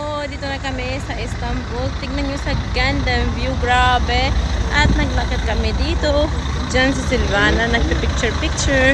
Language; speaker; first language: Filipino; non-native, learner; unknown